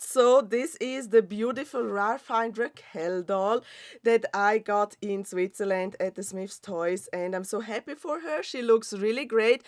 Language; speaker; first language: English; non-native, fluent; German